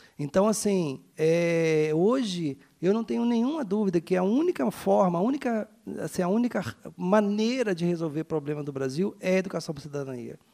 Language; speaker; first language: Portuguese; native; Portuguese